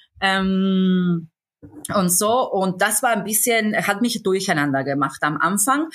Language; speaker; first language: German; non-native, fluent; Spanish